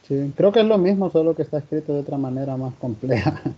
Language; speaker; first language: Spanish; native; Spanish